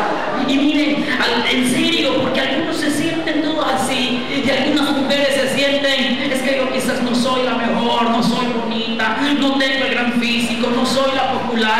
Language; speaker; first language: Spanish; native; Spanish